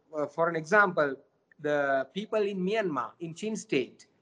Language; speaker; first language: English; non-native, local second language; Sinhala